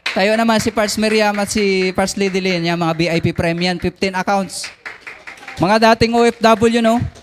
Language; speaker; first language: Filipino; non-native, local second language; Bikol